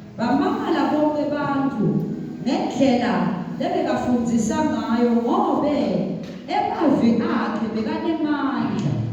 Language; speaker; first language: Zulu; non-native, local second language; Swati